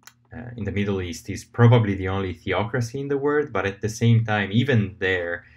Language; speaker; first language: English; non-native, fluent; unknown